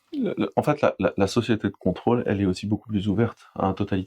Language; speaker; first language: French; native; French